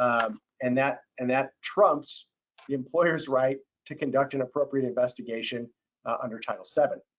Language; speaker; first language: English; native; English